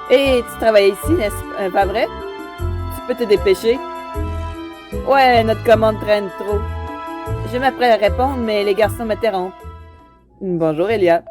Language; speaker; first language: French; native; French